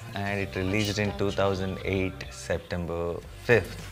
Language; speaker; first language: English; non-native, local second language; Telugu